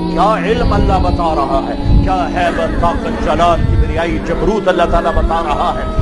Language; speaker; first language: Urdu; non-native, local second language; Punjabi